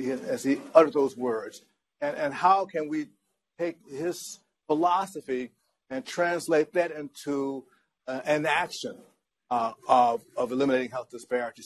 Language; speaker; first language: English; native; English